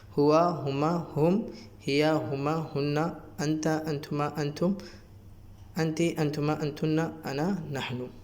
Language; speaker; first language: Arabic; non-native, fluent; Urdu